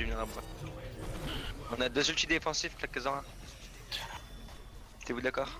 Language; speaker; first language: French; native; French